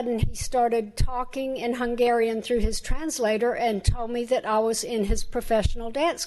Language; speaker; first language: English; native; English